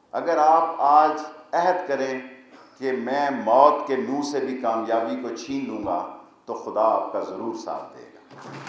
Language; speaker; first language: Urdu; non-native, local second language; Punjabi